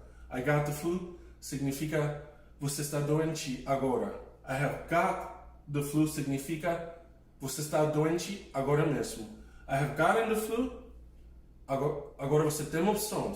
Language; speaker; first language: Portuguese; non-native, fluent; English